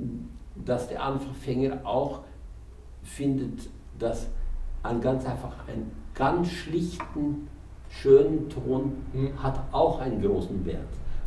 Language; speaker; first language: German; non-native, fluent; Norwegian